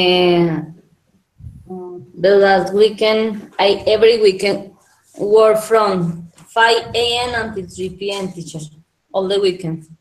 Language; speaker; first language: English; non-native, learner; Spanish